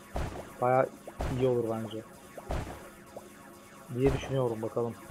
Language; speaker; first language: Turkish; native; Turkish